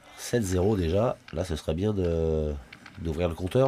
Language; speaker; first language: French; native; French